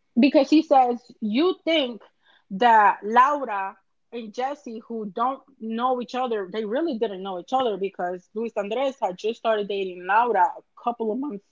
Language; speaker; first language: English; native; English